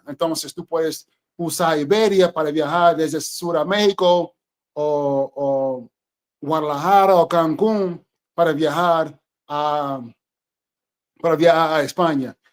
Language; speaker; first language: Spanish; non-native, fluent; English